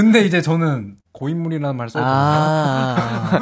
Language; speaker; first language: Korean; native; Korean